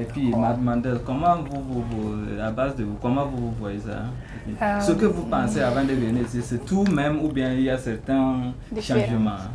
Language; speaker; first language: French; non-native, learner; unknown